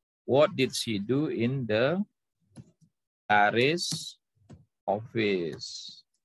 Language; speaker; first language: English; non-native, fluent; Indonesian